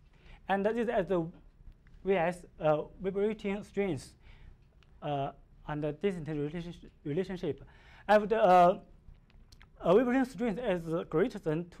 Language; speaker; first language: English; non-native, learner; Chinese